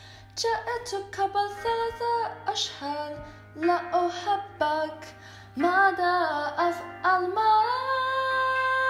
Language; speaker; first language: Arabic; non-native, learner; English